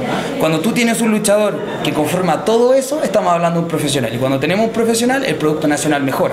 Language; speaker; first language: Spanish; native; Spanish